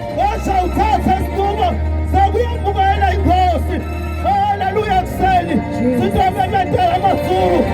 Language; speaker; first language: Zulu; non-native, local second language; Swati